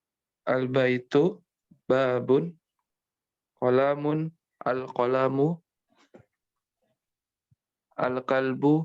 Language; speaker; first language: Arabic; non-native, learner; Indonesian